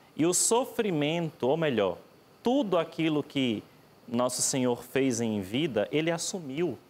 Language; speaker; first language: Portuguese; native; Portuguese